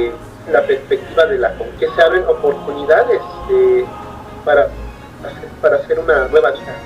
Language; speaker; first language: Spanish; native; Spanish